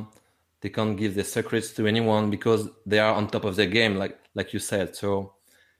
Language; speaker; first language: English; non-native, fluent; French